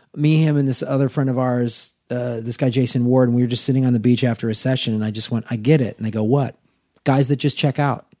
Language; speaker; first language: English; native; English